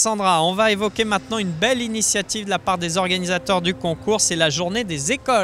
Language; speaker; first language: French; native; French